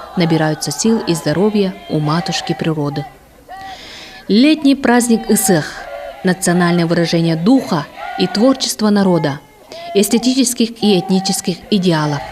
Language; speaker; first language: Russian; non-native, local second language; Yakut